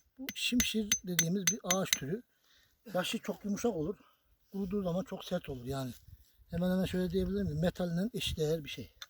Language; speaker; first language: Turkish; native; Turkish